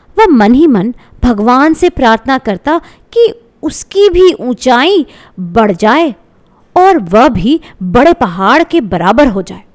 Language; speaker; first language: Hindi; non-native, local second language; Bangla